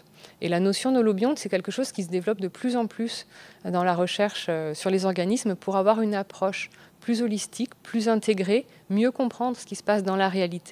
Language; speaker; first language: French; native; French